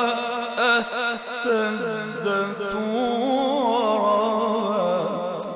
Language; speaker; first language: Arabic; native; Arabic